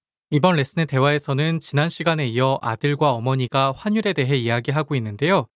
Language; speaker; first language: Korean; native; Korean